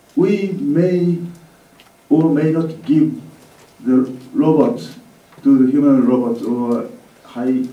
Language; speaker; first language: English; non-native, learner; Japanese